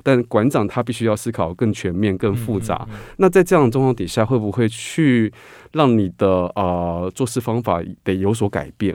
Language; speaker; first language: Chinese; native; Chinese